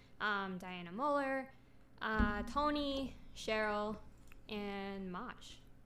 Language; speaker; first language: English; early bilingual, other home language; Spanish